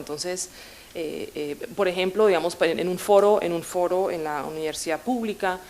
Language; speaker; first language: Spanish; native; Spanish